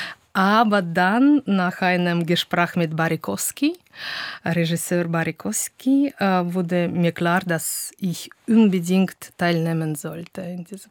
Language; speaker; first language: German; non-native, fluent; Russian